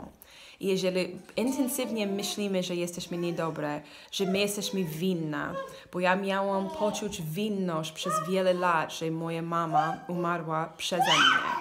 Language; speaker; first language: Polish; non-native, learner; English